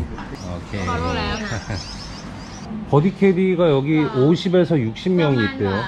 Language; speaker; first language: Korean; native; Korean